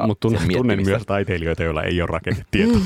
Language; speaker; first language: Finnish; native; Finnish